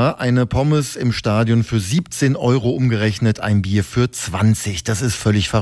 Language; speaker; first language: German; native; German